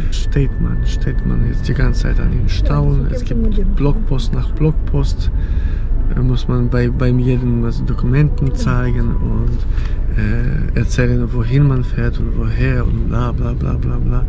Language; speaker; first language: German; non-native, fluent; Ukrainian